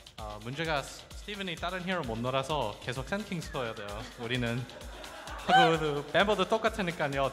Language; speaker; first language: Korean; non-native, learner; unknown